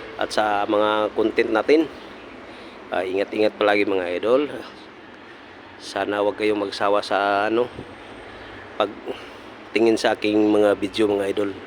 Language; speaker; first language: Filipino; non-native, local second language; Bikol